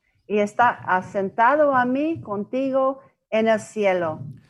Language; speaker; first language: Spanish; non-native, learner; English